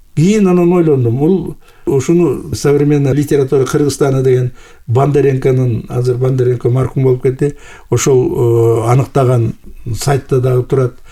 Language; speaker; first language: Kyrgyz; native; Kyrgyz